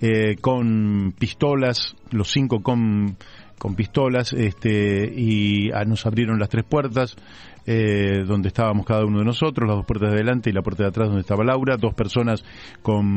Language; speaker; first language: Spanish; native; Spanish